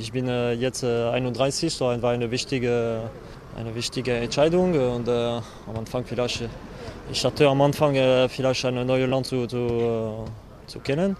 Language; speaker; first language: German; non-native, learner; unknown